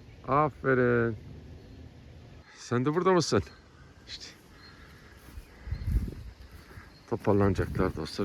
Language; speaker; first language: Turkish; native; Turkish